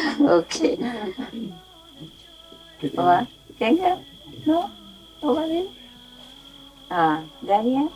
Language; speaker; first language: French; non-native, learner; Vietnamese